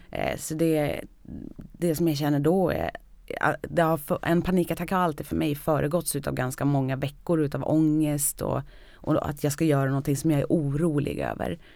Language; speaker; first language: Swedish; native; Swedish